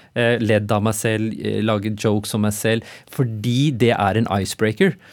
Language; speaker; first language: Norwegian; early bilingual, other home language; Urdu